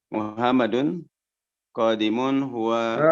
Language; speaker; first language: Arabic; non-native, learner; Indonesian